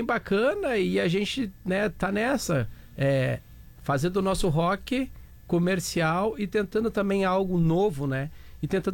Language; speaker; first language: Portuguese; native; Portuguese